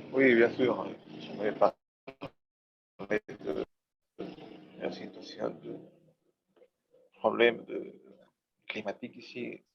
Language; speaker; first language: French; non-native, learner; Spanish